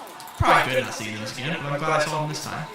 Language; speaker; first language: English; native; English